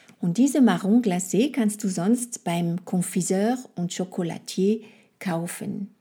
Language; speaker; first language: German; non-native, fluent; French